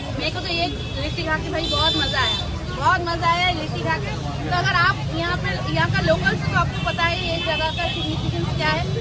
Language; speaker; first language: Hindi; non-native, local second language; Bangla